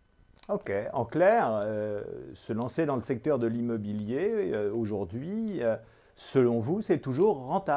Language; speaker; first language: French; native; French